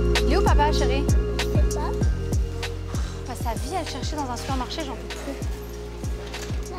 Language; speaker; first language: French; native; French